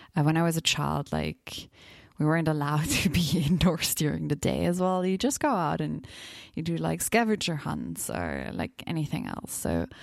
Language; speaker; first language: English; non-native, fluent; German